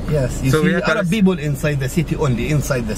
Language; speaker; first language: English; non-native, learner; Arabic